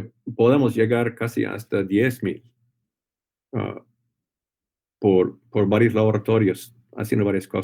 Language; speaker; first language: Spanish; non-native, fluent; English